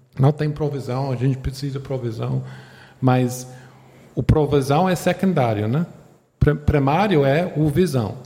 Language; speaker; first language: Portuguese; non-native, fluent; English